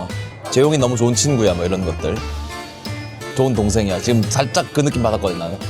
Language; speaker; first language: Korean; native; Korean